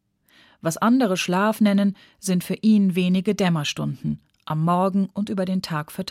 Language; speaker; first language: German; native; German